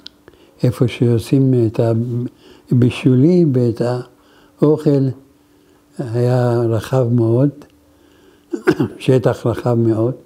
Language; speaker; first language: Hebrew; non-native, fluent; Arabic